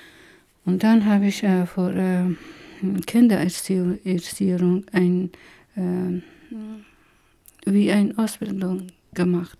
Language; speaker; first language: German; non-native, learner; Persian